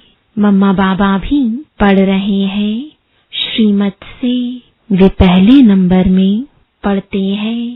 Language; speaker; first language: Hindi; native; Hindi